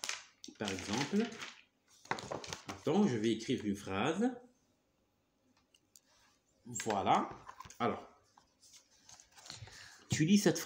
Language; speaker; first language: French; non-native, local second language; Arabic